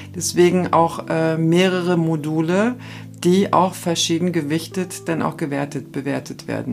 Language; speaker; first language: German; native; German